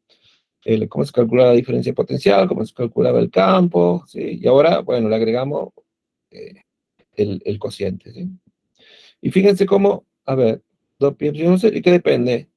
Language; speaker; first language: Spanish; native; Spanish